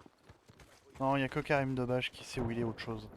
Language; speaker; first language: French; native; French